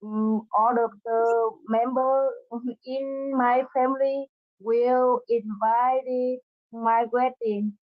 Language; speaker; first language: English; non-native, learner; Vietnamese